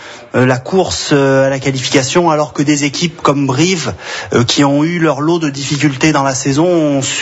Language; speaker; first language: French; native; French